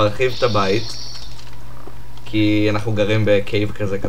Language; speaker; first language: Hebrew; native; Hebrew